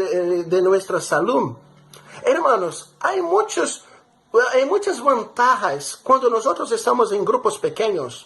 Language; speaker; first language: Spanish; non-native, fluent; Portuguese